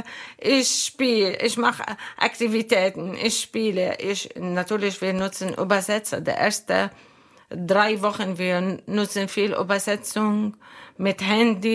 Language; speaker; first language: German; non-native, fluent; Arabic